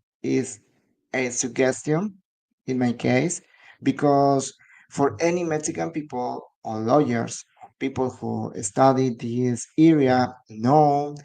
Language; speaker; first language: English; non-native, learner; Spanish